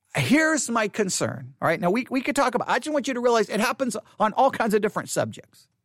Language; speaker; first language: English; native; English